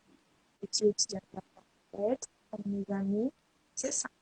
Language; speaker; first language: French; non-native, learner; Portuguese